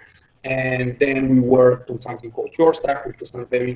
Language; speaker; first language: English; non-native, fluent; Bulgarian